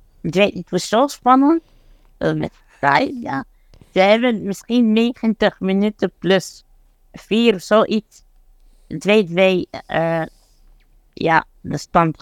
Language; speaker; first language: Dutch; non-native, fluent; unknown